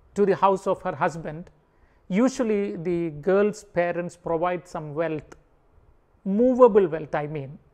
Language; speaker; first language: English; non-native, local second language; Malayalam